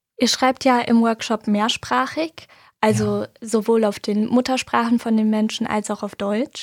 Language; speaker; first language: German; native; German